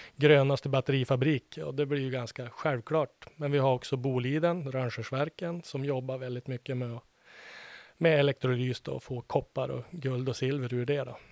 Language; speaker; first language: Swedish; native; Swedish